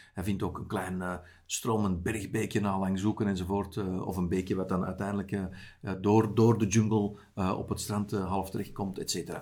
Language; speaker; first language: Dutch; native; Dutch